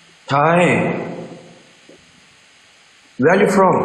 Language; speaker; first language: English; non-native, learner; Thai